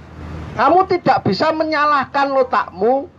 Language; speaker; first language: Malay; non-native, local second language; Javanese